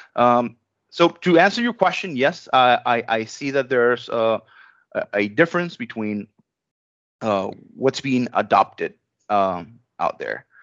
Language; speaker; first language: English; non-native, fluent; Spanish